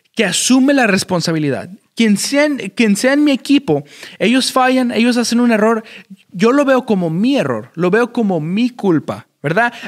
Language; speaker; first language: Spanish; early bilingual, heritage; Spanish